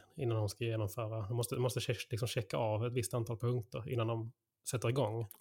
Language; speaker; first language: Swedish; native; Swedish